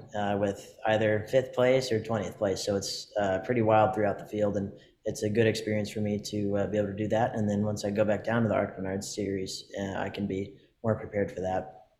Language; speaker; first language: English; native; English